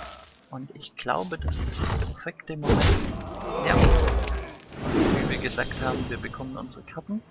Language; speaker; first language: German; native; German